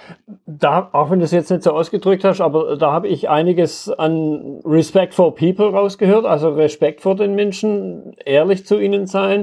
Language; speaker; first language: German; native; German